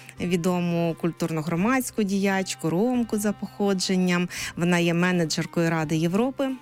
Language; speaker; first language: Ukrainian; native; Ukrainian